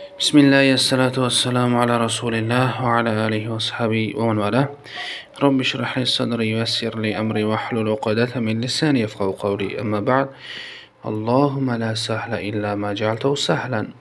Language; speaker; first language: Arabic; non-native, fluent; Tajik